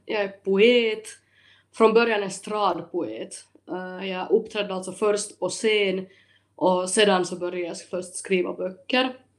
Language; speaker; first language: Swedish; native; Swedish